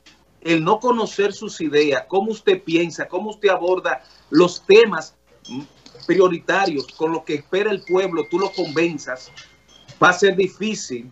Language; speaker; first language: Spanish; native; Spanish